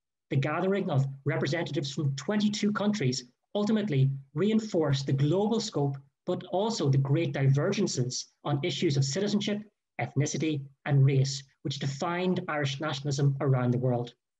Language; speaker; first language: English; native; English